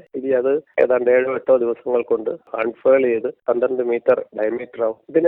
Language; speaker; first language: Malayalam; native; Malayalam